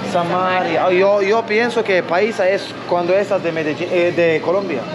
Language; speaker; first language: Spanish; non-native, learner; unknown